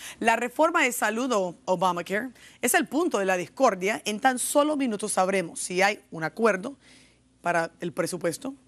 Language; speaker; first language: Spanish; early bilingual, heritage; Spanish